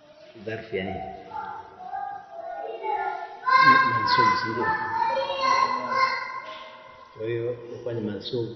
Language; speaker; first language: Arabic; non-native, fluent; Swahili